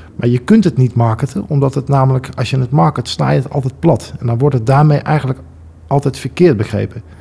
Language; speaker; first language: Dutch; native; Dutch